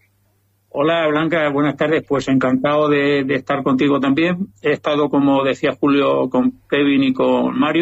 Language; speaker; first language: Spanish; native; Spanish